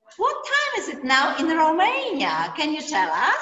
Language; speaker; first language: English; non-native, fluent; Polish